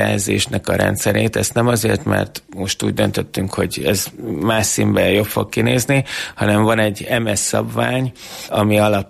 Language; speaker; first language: Hungarian; native; Hungarian